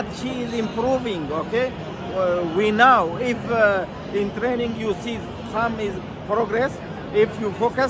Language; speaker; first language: English; non-native, learner; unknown